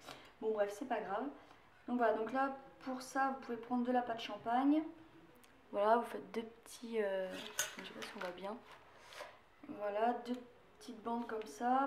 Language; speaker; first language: French; native; French